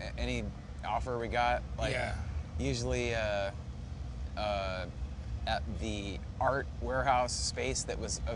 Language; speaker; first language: English; native; English